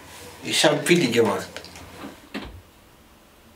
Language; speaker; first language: German; non-native, learner; Romanian